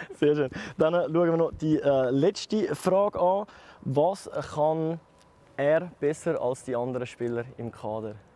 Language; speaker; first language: German; native; German